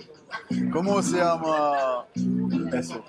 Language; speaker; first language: Spanish; non-native, learner; German